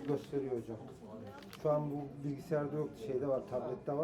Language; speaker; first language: Turkish; native; Turkish